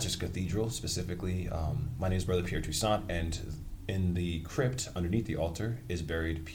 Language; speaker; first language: English; native; English